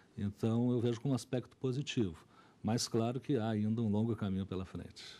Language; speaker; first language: Portuguese; native; Portuguese